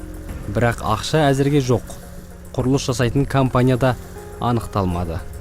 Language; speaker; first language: Kazakh; native; Kazakh